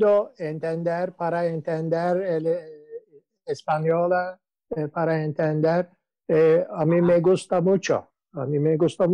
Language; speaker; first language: Spanish; non-native, learner; Turkish